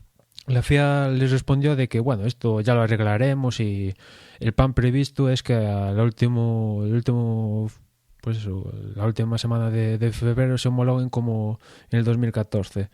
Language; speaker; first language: Spanish; native; Spanish